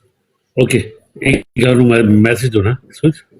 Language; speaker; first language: Dutch; non-native, fluent; Punjabi